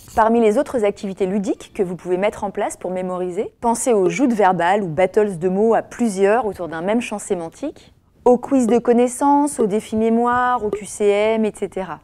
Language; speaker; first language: French; native; French